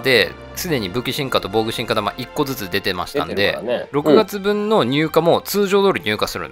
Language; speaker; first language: Japanese; native; Japanese